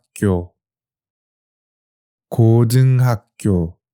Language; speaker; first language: Korean; native; Korean